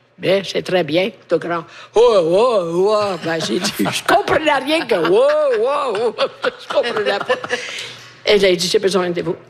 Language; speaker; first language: French; native; French